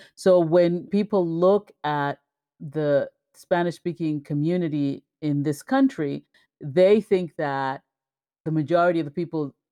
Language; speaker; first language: English; early bilingual, other home language; Spanish